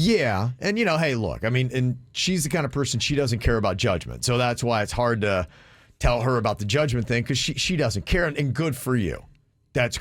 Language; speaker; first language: English; native; English